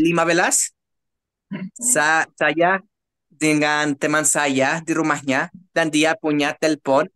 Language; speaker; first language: Indonesian; non-native, learner; Spanish